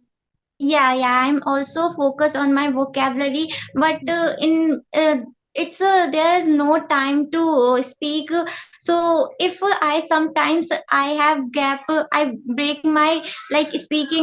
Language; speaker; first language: English; non-native, learner; Hindi